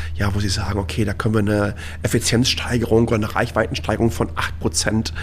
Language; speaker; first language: German; native; German